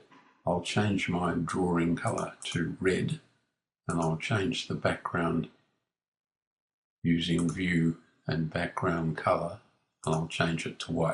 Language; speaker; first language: English; native; English